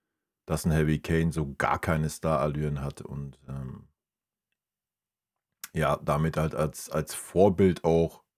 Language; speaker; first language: German; native; German